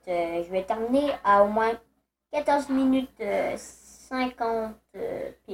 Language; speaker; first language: French; native; French